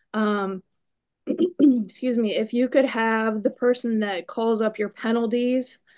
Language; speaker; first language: English; native; English